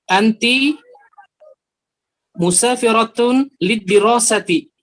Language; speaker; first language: Arabic; non-native, learner; Indonesian